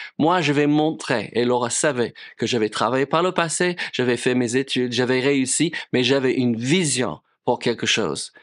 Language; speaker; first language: French; non-native, fluent; English